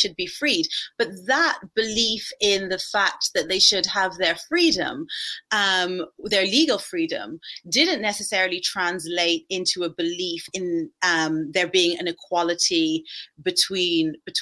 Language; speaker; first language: English; native; English